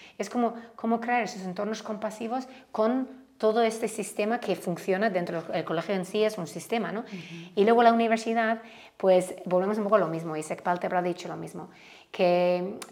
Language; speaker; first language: Spanish; non-native, fluent; English